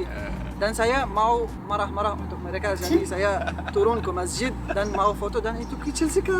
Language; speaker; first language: Indonesian; non-native, fluent; Arabic